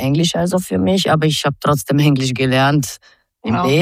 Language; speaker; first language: German; non-native, fluent; Croatian